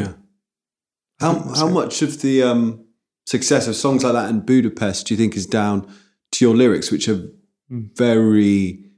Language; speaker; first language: English; native; English